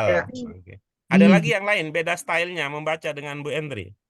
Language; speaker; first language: Indonesian; native; Indonesian